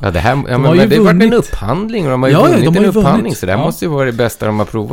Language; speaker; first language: Swedish; native; Swedish